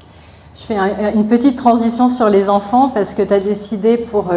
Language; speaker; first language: French; native; French